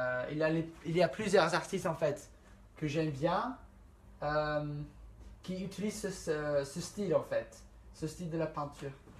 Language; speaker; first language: French; non-native, fluent; English